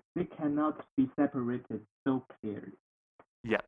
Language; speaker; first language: English; non-native, learner; Chinese